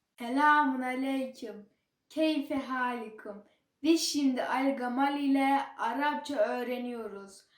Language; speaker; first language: Turkish; non-native, learner; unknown